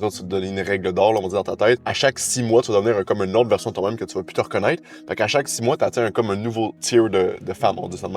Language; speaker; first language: French; native; French